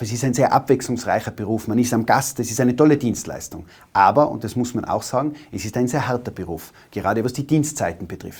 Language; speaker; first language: German; native; German